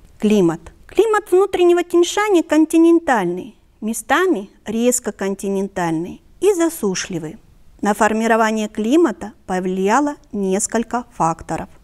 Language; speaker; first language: Russian; non-native, local second language; Kyrgyz